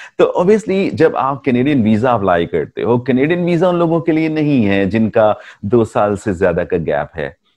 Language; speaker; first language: Urdu; non-native, local second language; Punjabi